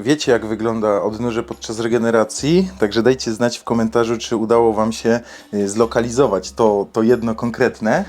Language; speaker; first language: Polish; native; Polish